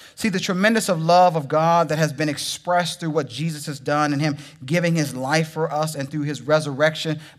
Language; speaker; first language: English; native; English